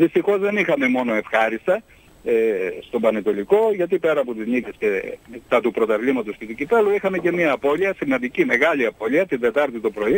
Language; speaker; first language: Greek; native; Greek